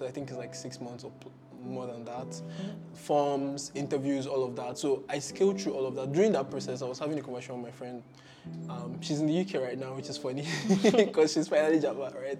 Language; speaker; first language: English; non-native, local second language; Igbo